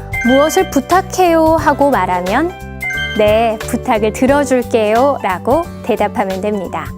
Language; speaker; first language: Korean; native; Korean